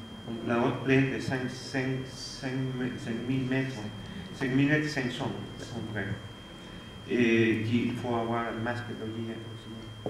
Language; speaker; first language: French; non-native, fluent; Spanish